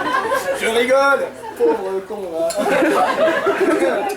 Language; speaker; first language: French; native; French